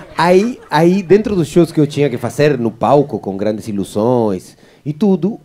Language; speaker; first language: Portuguese; non-native, fluent; Spanish